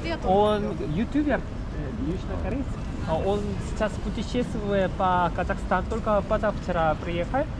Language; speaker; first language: Russian; non-native, learner; Korean